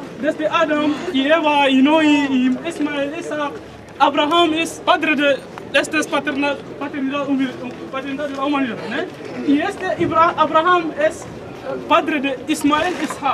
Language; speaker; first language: Spanish; non-native, learner; Arabic